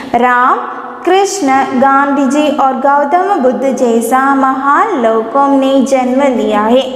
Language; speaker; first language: Hindi; non-native, local second language; Malayalam